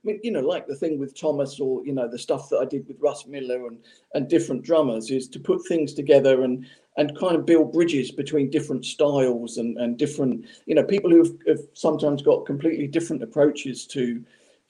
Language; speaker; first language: English; native; English